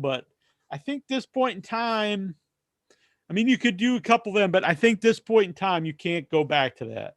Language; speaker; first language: English; native; English